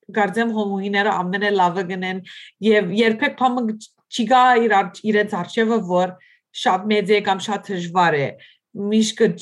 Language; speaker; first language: Armenian; early bilingual, heritage; Armenian